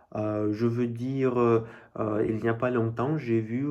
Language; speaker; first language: French; non-native, fluent; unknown